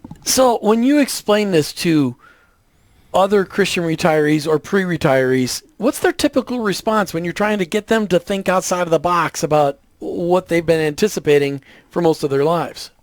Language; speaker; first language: English; native; English